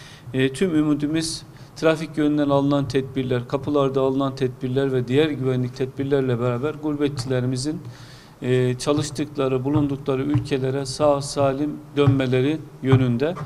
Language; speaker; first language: Turkish; native; Turkish